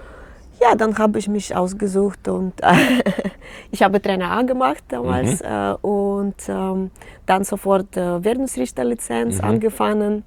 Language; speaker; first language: German; non-native, learner; Russian